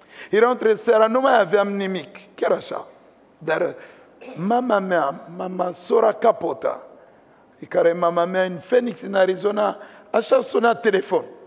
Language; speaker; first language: Romanian; non-native, fluent; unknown